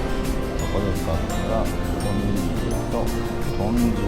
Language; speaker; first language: Japanese; native; Japanese